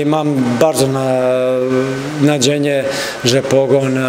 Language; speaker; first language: Polish; non-native, learner; Croatian